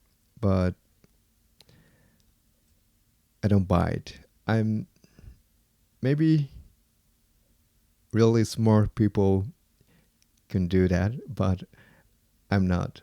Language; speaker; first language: English; non-native, fluent; Japanese